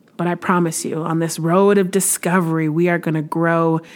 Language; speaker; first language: English; native; English